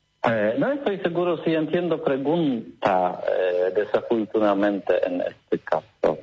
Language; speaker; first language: Spanish; non-native, learner; Polish